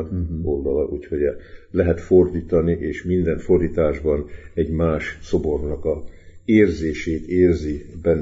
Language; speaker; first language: Hungarian; early bilingual, heritage; Hungarian